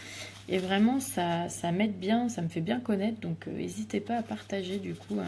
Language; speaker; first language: French; native; French